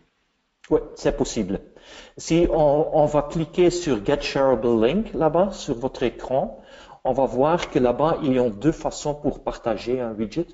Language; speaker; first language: French; non-native, fluent; Dutch